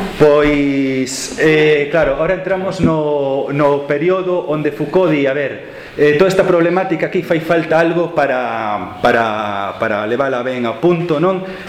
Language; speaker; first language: Galician; non-native, local second language; Spanish